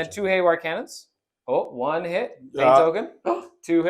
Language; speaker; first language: English; native; English